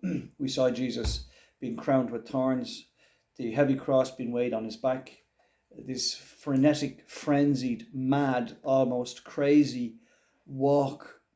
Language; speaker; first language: English; native; English